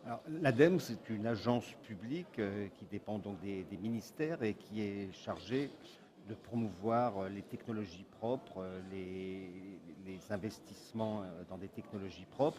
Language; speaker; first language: French; native; French